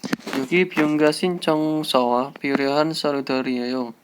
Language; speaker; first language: Korean; non-native, fluent; Indonesian